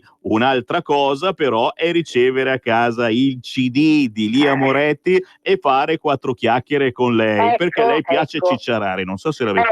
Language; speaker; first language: Italian; native; Italian